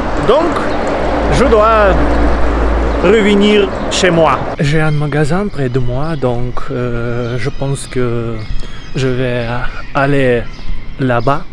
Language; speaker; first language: French; non-native, learner; Russian